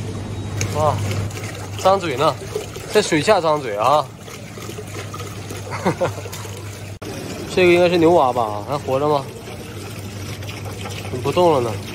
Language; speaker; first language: Chinese; native; Chinese